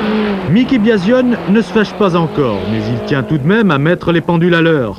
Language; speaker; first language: French; native; French